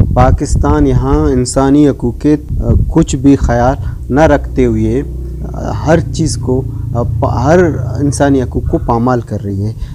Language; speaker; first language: Urdu; non-native, local second language; Baluchi